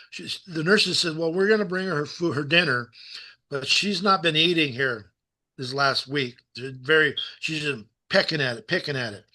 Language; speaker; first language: English; native; English